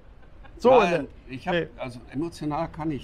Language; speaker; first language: German; native; German